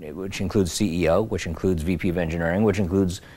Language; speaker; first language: English; native; English